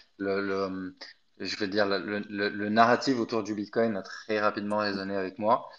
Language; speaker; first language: French; non-native, fluent; Arabic